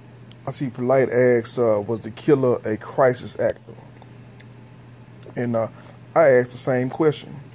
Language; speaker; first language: English; native; English